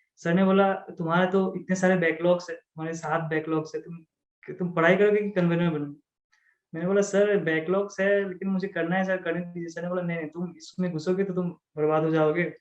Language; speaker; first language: Hindi; non-native, local second language; Assamese